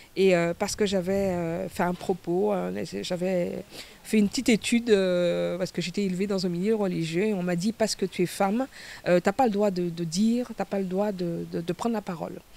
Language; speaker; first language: French; native; French